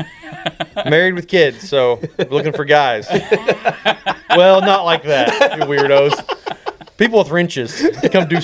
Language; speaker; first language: English; native; English